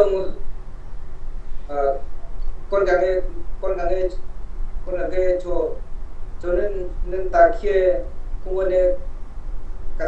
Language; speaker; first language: Korean; non-native, learner; Vietnamese